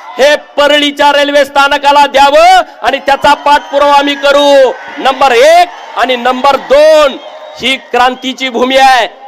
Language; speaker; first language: Marathi; native; Marathi